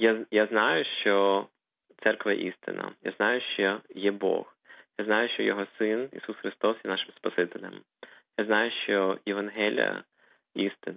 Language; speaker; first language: Ukrainian; native; Ukrainian